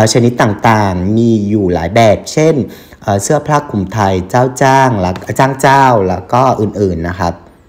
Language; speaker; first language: Thai; non-native, fluent; Vietnamese